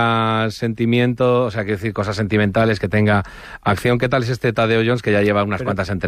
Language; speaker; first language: Spanish; native; Spanish